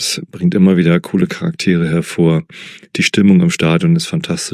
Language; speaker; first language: German; native; German